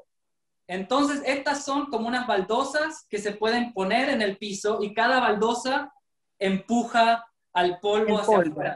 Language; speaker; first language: Spanish; native; Spanish